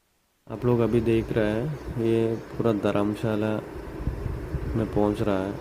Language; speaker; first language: Hindi; non-native, local second language; Malayalam